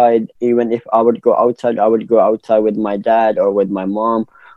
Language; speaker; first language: English; non-native, local second language; Pashto